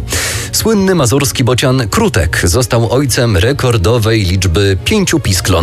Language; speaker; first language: Polish; native; Polish